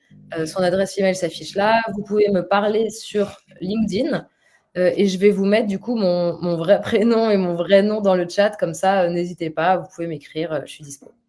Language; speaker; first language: French; native; French